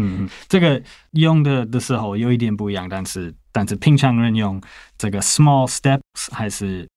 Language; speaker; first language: Chinese; non-native, fluent; English